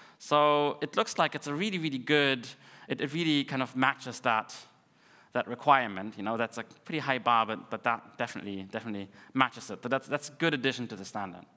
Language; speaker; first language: English; non-native, fluent; Russian